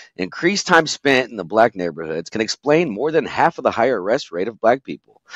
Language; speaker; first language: English; native; English